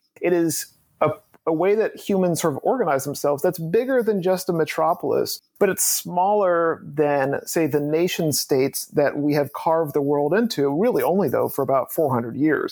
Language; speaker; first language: English; native; English